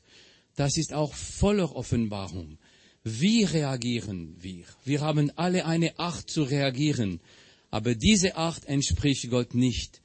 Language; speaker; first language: German; non-native, fluent; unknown